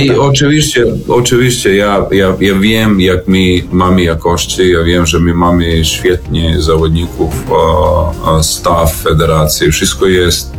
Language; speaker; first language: Polish; non-native, learner; Serbian